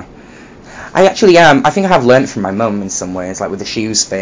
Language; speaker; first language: English; native; English